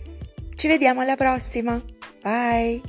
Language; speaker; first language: Italian; non-native, fluent; Albanian